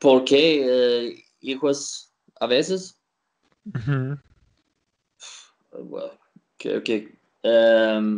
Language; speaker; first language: Spanish; non-native, learner; Swedish